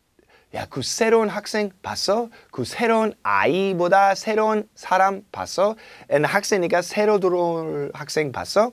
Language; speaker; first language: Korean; non-native, fluent; English